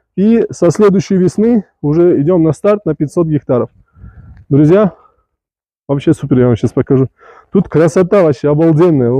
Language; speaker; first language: Russian; non-native, local second language; Uzbek